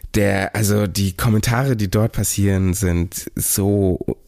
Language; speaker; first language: German; native; German